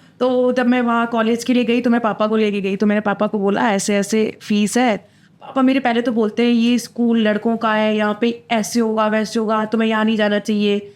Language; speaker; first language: Hindi; native; Hindi